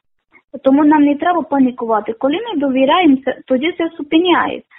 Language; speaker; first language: Ukrainian; non-native, learner; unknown